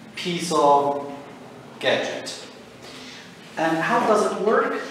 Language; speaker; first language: English; non-native, fluent; Turkish